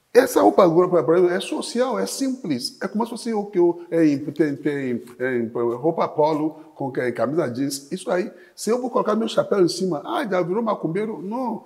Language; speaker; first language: Portuguese; non-native, fluent; Yoruba